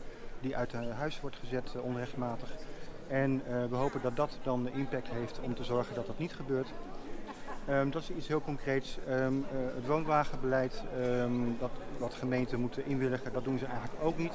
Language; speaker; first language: Dutch; native; Dutch